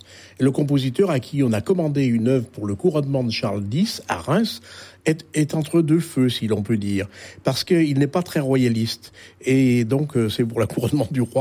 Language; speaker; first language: French; native; French